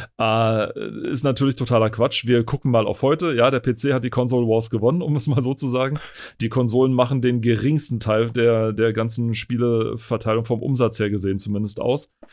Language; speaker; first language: German; native; German